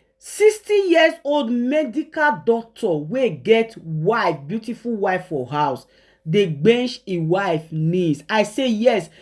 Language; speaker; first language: Nigerian Pidgin; native; Nigerian Pidgin